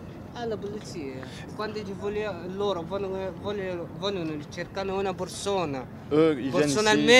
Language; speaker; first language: Italian; non-native, learner; Arabic